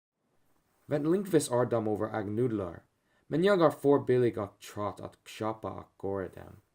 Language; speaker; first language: Swedish; non-native, learner; English